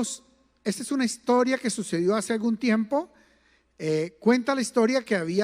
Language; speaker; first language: Spanish; native; Spanish